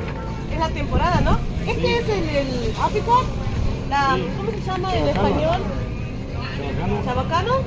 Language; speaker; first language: Spanish; non-native, learner; Thai